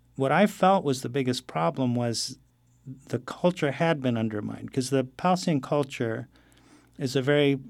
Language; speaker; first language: English; non-native, fluent; Arabic